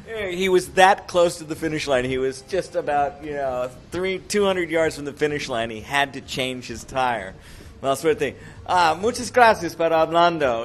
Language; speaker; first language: English; native; English